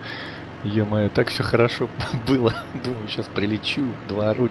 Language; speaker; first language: Russian; native; Russian